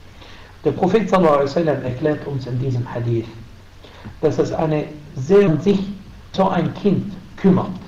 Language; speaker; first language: German; non-native, fluent; Arabic